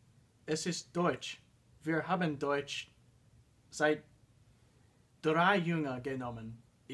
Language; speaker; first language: German; non-native, learner; English